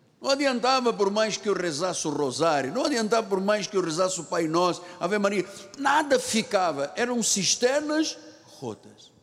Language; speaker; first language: Portuguese; non-native, local second language; Tsonga